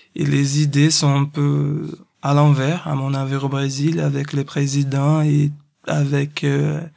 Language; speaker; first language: French; non-native, fluent; Portuguese